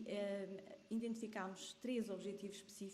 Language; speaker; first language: Portuguese; native; Portuguese